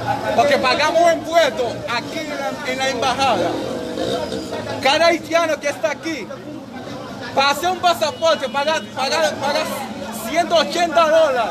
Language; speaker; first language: Spanish; non-native, learner; Haitian Creole